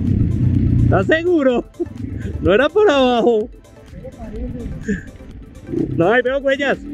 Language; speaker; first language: Spanish; native; Spanish